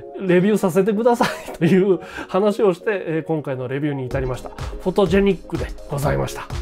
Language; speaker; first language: Japanese; native; Japanese